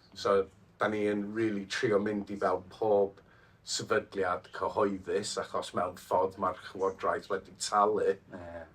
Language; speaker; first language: Welsh; non-native, fluent; English